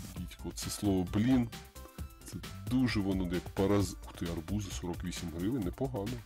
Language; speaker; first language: Ukrainian; non-native, local second language; Russian